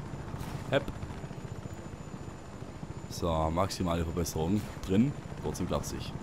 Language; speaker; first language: German; native; German